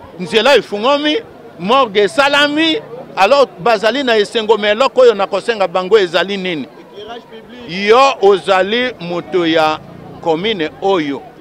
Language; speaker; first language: Lingala; native; Lingala